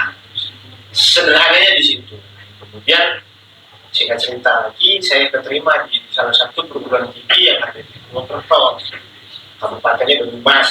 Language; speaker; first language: Indonesian; native; Indonesian